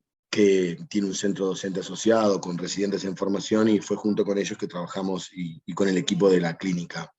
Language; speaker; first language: Spanish; native; Spanish